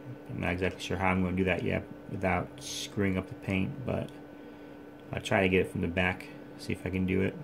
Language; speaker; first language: English; native; English